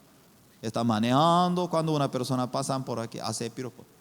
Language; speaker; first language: Spanish; non-native, fluent; Korean